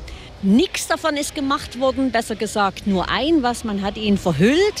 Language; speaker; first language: German; native; German